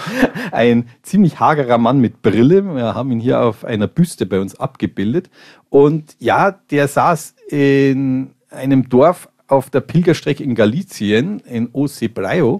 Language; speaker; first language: German; native; German